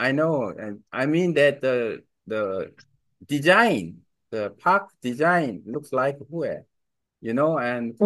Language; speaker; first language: English; non-native, learner; Korean